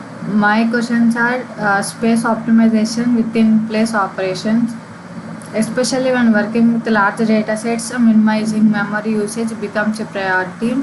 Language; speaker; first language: English; non-native, local second language; Telugu